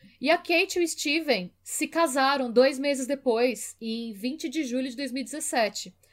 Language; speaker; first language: Portuguese; native; Portuguese